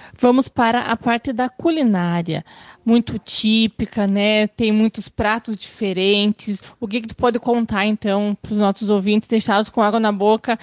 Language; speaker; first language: Portuguese; native; Portuguese